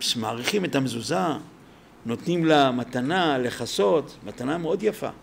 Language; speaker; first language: Hebrew; native; Hebrew